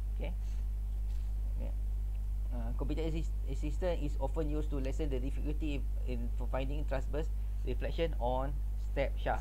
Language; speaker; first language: English; non-native, local second language; Malay